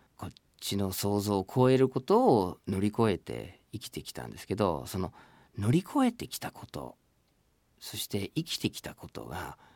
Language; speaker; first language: Japanese; non-native, fluent; English